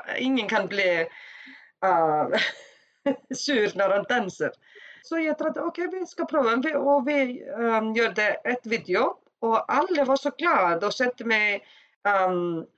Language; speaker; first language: Swedish; non-native, learner; Icelandic